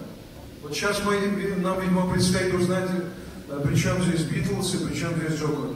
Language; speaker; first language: Russian; native; Russian